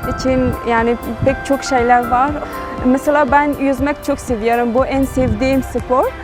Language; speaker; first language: Turkish; non-native, learner; Persian